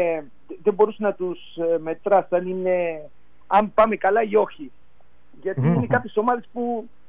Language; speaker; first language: Greek; non-native, fluent; Spanish